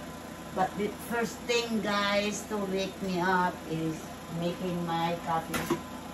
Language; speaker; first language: English; non-native, learner; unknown